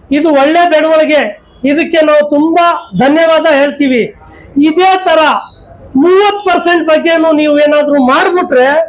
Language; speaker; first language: Kannada; non-native, local second language; Urdu